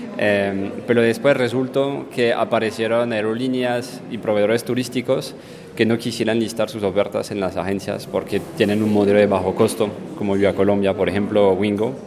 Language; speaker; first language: Spanish; non-native, fluent; French